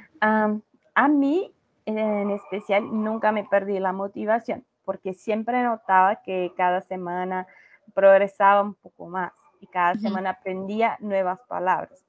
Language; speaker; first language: Spanish; non-native, learner; Portuguese